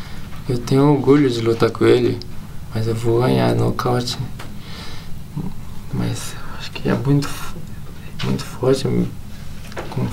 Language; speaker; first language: Portuguese; early bilingual, heritage; Portuguese